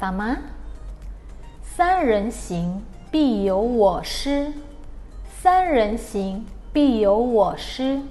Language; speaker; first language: Chinese; non-native, fluent; Indonesian